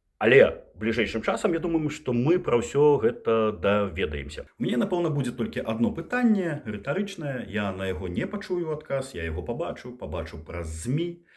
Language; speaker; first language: Belarusian; non-native, local second language; Russian